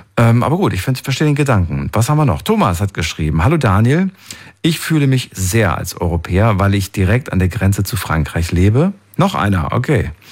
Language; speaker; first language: German; native; German